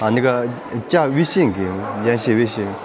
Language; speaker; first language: Chinese; non-native, learner; Mongolian